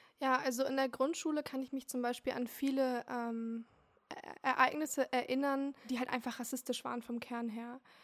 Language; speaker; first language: German; early bilingual, other home language; Turkish